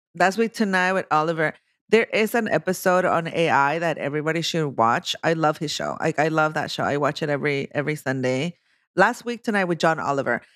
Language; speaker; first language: English; non-native, fluent; Spanish